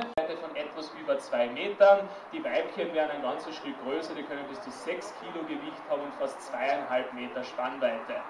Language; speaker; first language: German; native; German